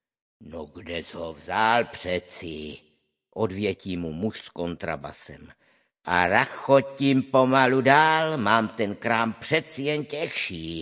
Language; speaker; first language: Czech; native; Czech